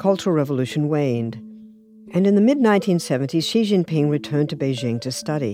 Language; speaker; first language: English; native; English